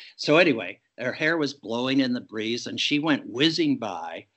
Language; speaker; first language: English; native; English